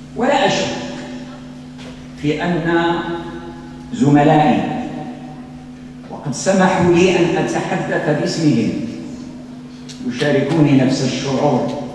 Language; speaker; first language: Arabic; native; Arabic